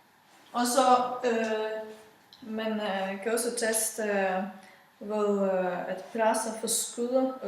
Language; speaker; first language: Danish; non-native, fluent; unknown